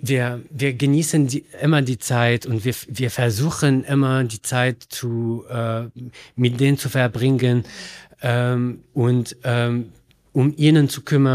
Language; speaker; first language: German; non-native, learner; Arabic